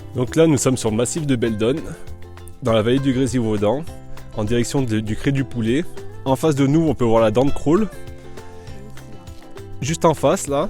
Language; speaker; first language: French; native; French